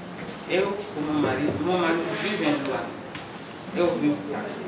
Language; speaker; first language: Portuguese; non-native, local second language; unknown